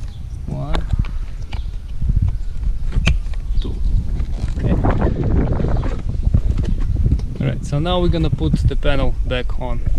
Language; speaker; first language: English; non-native, fluent; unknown